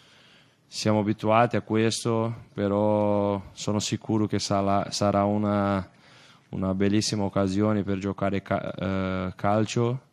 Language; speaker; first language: Italian; non-native, fluent; Portuguese